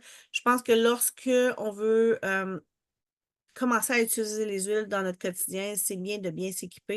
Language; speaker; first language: French; native; French